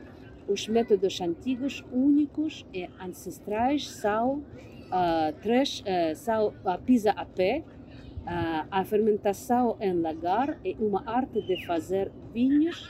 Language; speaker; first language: Portuguese; non-native, learner; English